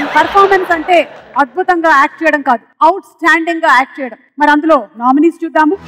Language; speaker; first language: Telugu; non-native, local second language; Malayalam